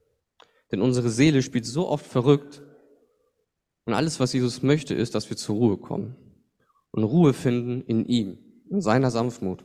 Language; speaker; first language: German; native; German